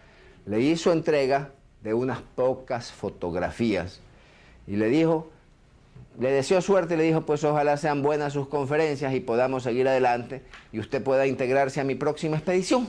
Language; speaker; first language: Spanish; native; Spanish